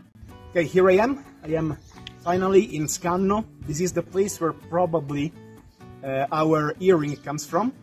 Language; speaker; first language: English; non-native, fluent; Italian